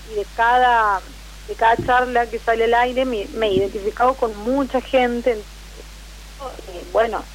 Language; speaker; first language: Spanish; native; Spanish